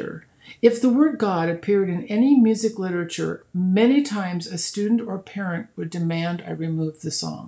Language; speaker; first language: English; native; English